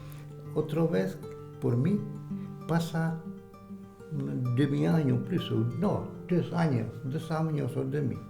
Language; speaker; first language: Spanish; non-native, learner; Hungarian